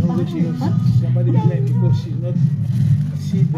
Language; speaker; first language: English; non-native, learner; Indonesian